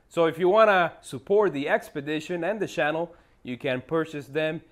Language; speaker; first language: English; native; English